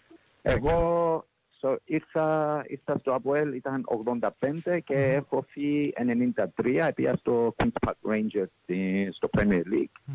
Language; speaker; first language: Greek; early bilingual, heritage; English